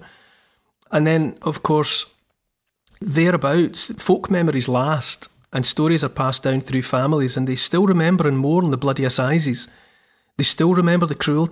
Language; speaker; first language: English; native; English